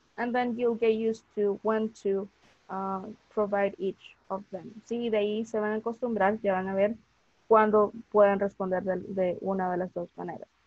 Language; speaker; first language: Spanish; native; Spanish